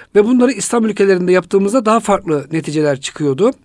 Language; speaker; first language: Turkish; native; Turkish